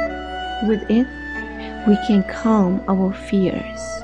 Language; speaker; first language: English; non-native, fluent; German